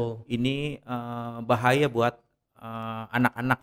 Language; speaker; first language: Indonesian; native; Indonesian